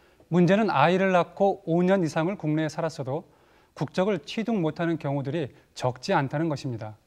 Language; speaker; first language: Korean; native; Korean